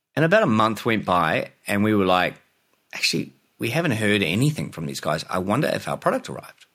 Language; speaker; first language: English; native; English